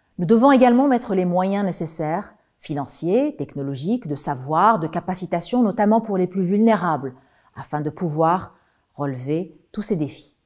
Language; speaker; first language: French; non-native, local second language; Arabic